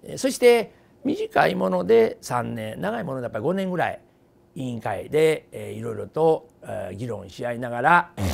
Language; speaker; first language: Japanese; native; Japanese